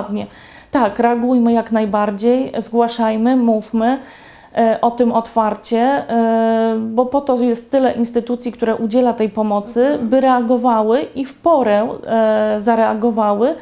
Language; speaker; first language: Polish; native; Polish